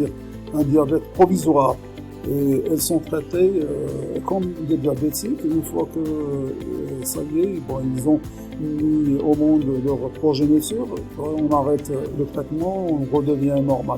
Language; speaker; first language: French; non-native, local second language; Arabic